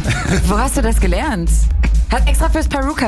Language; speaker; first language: German; native; German